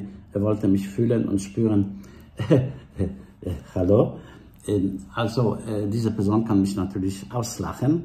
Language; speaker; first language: German; non-native, fluent; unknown